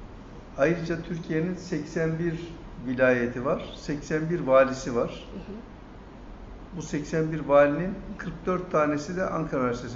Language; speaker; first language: Turkish; native; Turkish